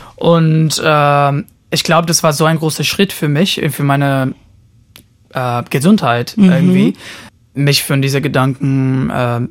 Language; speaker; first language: German; non-native, fluent; Portuguese